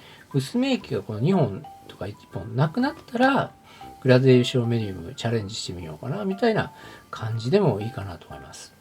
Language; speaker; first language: Japanese; native; Japanese